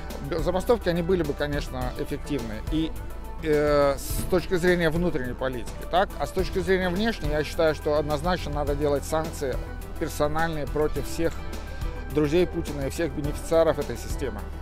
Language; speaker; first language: Russian; native; Russian